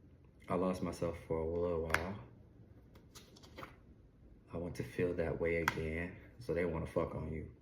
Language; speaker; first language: English; native; English